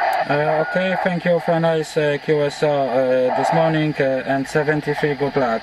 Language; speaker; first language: English; non-native, fluent; Polish